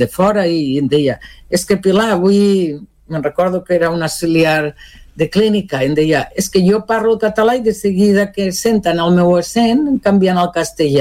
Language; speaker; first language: Catalan; non-native, local second language; Spanish